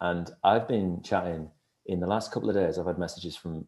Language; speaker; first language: English; native; English